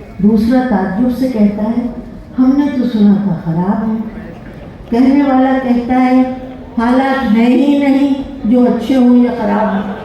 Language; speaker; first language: Urdu; native; Urdu